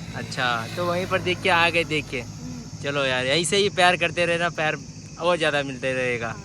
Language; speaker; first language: Hindi; non-native, local second language; Kannada